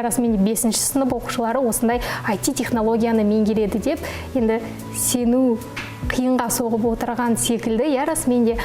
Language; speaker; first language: Kazakh; native; Kazakh